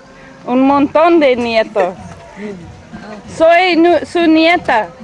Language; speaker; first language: Spanish; non-native, learner; English